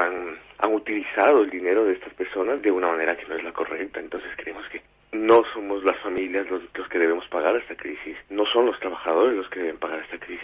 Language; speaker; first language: Spanish; native; Spanish